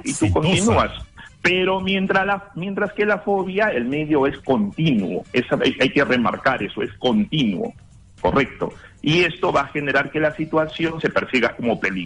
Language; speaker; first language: Spanish; native; Spanish